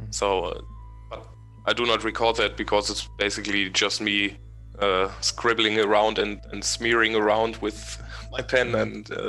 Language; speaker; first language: English; non-native, fluent; German